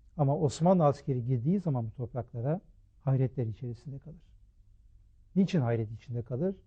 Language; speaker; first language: Turkish; native; Turkish